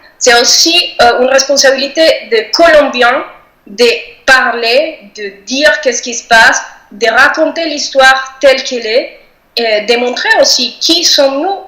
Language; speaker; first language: French; non-native, fluent; Spanish